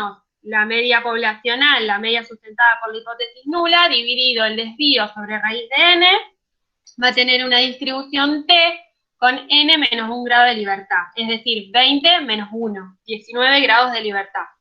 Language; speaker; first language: Spanish; native; Spanish